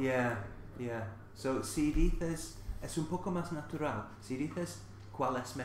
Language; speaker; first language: Spanish; non-native, fluent; English